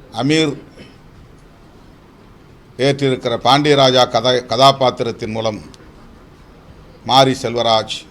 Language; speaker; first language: Tamil; native; Tamil